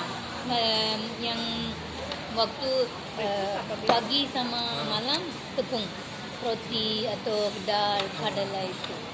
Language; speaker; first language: Indonesian; non-native, learner; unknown